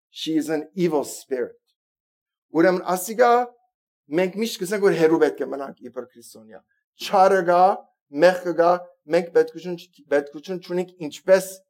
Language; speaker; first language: Armenian; early bilingual, heritage; Armenian